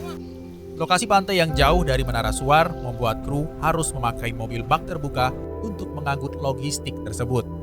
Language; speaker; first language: Indonesian; native; Indonesian